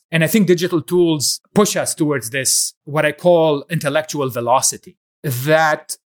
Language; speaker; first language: English; non-native, fluent; Arabic